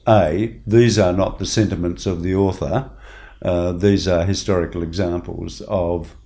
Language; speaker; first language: English; native; English